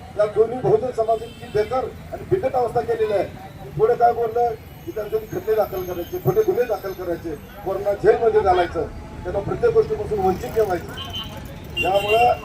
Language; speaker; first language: Marathi; non-native, local second language; Urdu